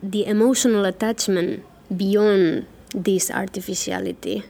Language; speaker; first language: English; non-native, fluent; Catalan